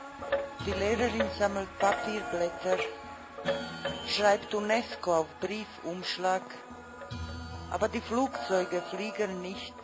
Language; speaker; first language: German; non-native, fluent; Croatian